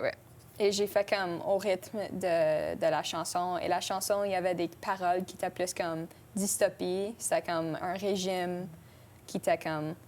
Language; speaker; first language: French; non-native, local second language; English